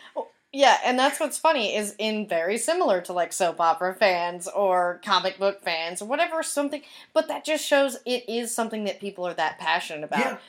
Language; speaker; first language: English; native; English